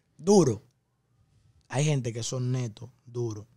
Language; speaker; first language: Spanish; native; Spanish